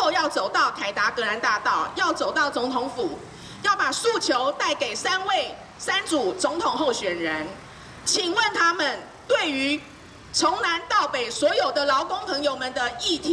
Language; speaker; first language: Chinese; native; Chinese